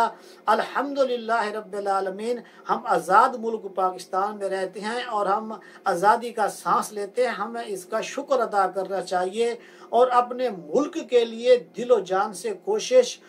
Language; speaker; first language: Urdu; native; Urdu